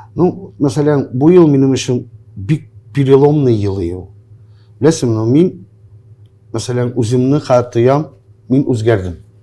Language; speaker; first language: Tatar; non-native, local second language; Russian